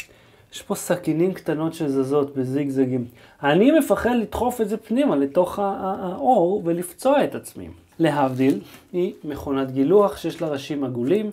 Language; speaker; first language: Hebrew; native; Hebrew